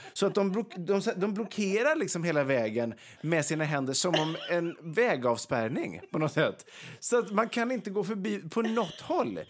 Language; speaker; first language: Swedish; native; Swedish